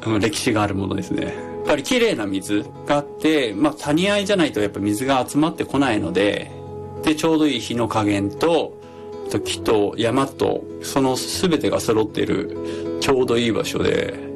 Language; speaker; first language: Japanese; native; Japanese